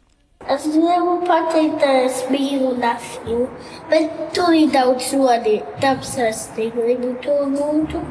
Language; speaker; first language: Latvian; early bilingual, heritage; Latvian